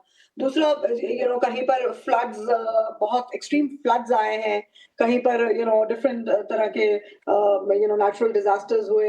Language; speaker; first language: Hindi; native; Hindi